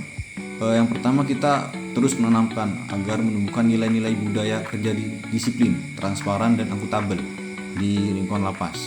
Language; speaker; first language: Indonesian; native; Indonesian